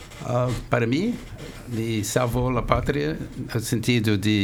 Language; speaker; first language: Spanish; non-native, learner; English